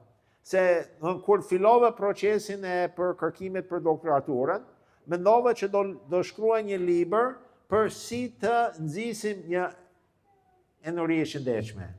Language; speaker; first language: Albanian; non-native, fluent; English